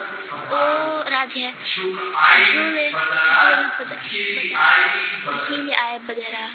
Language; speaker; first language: Russian; native; Russian